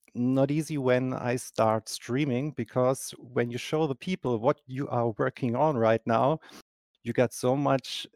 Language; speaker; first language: English; non-native, fluent; German